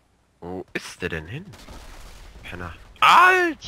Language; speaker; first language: German; native; German